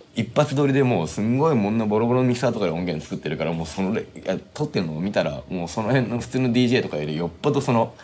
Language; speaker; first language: Japanese; native; Japanese